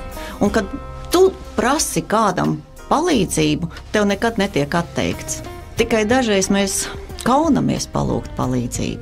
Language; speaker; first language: Latvian; native; Latvian